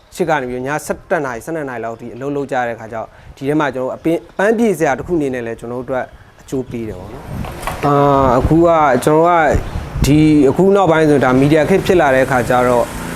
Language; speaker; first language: Burmese; native; Burmese